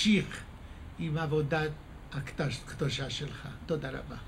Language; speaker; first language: Hebrew; non-native, fluent; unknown